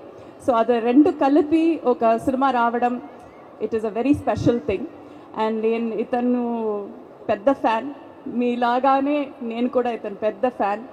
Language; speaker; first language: Telugu; non-native, fluent; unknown